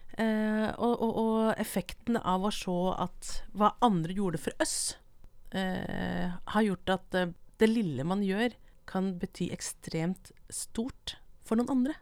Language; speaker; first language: Norwegian; non-native, local second language; Vietnamese